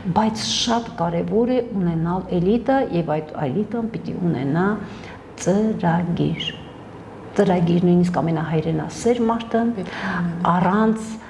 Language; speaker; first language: Armenian; native; Armenian